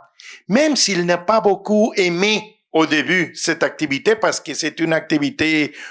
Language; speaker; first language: French; non-native, fluent; Spanish